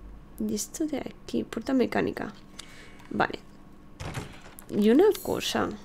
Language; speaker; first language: Spanish; native; Spanish